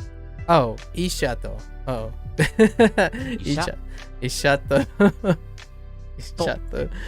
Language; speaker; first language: Japanese; non-native, learner; English